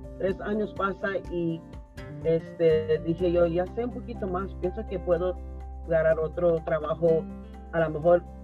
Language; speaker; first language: Spanish; early bilingual, heritage; Spanish